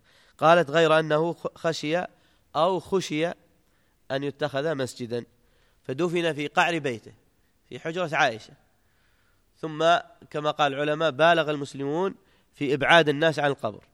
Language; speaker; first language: Arabic; native; Arabic